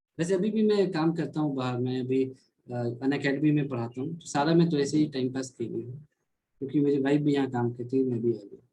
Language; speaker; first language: Hindi; native; Hindi